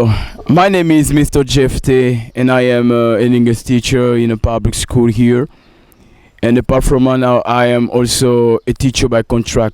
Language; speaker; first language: English; non-native, fluent; French